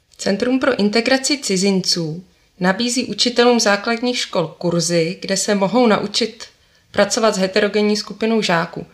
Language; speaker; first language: Czech; native; Czech